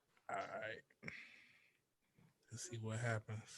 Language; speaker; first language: English; native; English